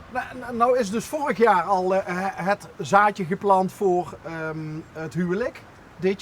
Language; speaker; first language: Dutch; native; Dutch